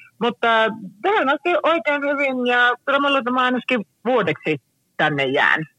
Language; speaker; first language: Finnish; early bilingual, heritage; Finnish